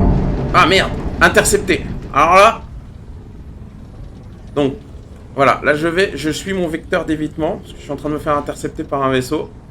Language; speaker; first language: French; native; French